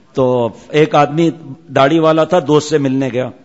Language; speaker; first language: Urdu; non-native, local second language; Memoni